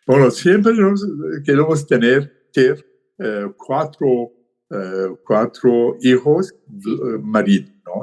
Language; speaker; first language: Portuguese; non-native, learner; Persian